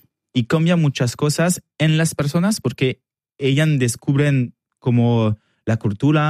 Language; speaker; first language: Spanish; non-native, learner; French